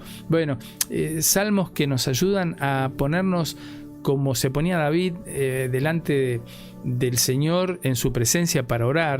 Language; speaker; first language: Spanish; native; Spanish